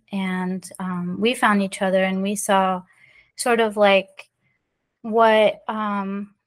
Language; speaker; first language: English; early bilingual, other home language; French